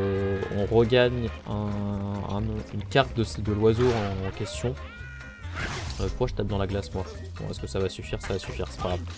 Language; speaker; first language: French; native; French